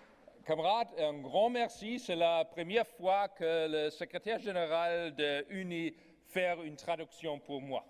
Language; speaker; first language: French; non-native, learner; German